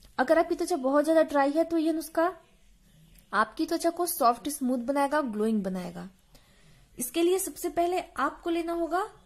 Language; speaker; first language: Hindi; native; Hindi